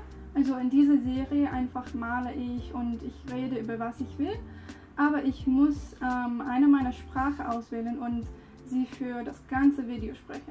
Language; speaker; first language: German; non-native, learner; English